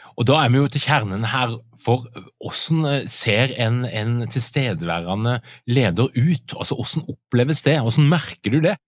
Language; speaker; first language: Norwegian; native; Norwegian